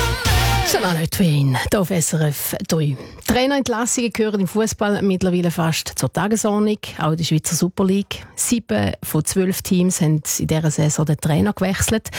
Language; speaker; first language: German; native; German